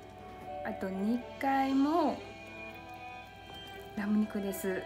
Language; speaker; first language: Japanese; non-native, learner; Mongolian